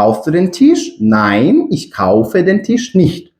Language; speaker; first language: German; non-native, fluent; Ukrainian